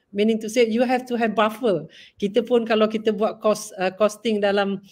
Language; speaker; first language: English; non-native, local second language; Malay